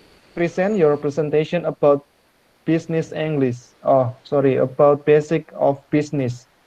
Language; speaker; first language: English; non-native, fluent; Indonesian